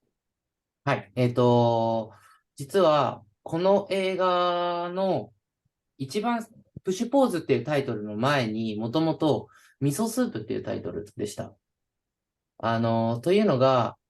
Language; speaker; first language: Japanese; native; Japanese